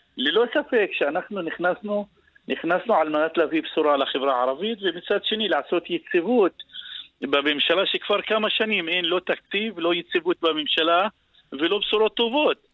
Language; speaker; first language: Hebrew; non-native, local second language; Arabic